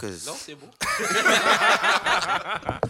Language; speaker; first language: French; native; French